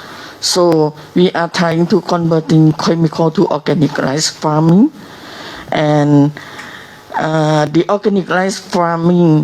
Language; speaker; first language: English; non-native, learner; Thai